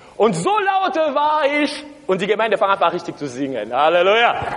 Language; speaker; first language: German; non-native, learner; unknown